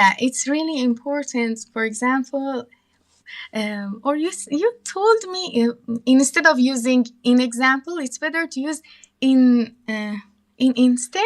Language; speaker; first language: English; non-native, learner; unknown